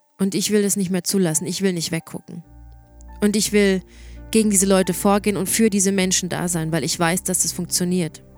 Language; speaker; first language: German; native; German